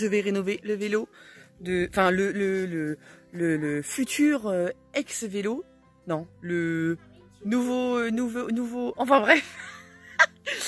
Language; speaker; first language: French; native; French